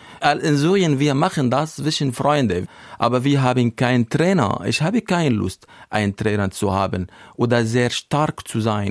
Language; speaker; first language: German; non-native, learner; Arabic